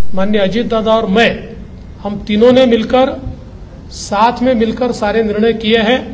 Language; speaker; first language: Hindi; non-native, local second language; Marathi